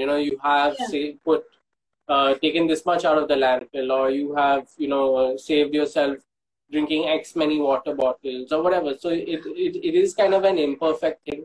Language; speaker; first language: English; non-native, local second language; Hindi